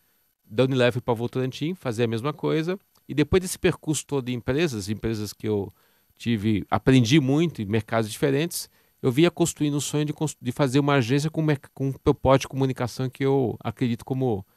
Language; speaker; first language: Portuguese; native; Portuguese